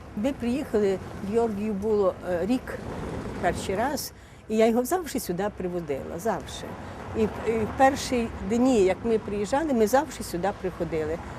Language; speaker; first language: Ukrainian; native; Ukrainian